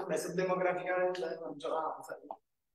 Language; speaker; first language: Italian; native; Italian